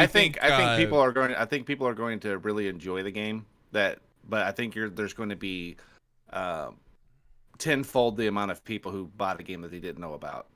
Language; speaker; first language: English; native; English